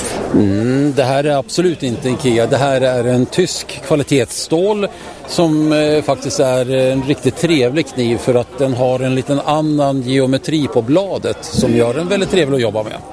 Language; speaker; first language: Swedish; native; Swedish